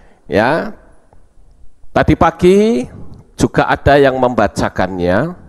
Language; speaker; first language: Indonesian; native; Indonesian